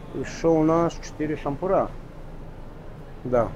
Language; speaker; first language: Russian; non-native, fluent; Armenian